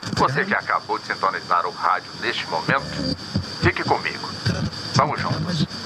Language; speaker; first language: Portuguese; native; Portuguese